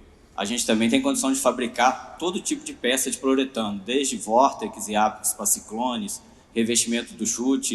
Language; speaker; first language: Portuguese; native; Portuguese